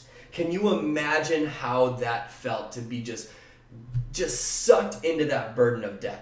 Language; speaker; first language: English; native; English